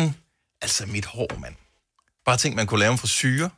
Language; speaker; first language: Danish; native; Danish